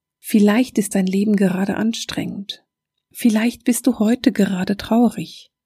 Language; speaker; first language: German; native; German